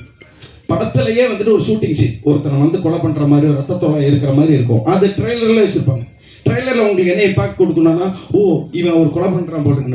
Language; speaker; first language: Tamil; native; Tamil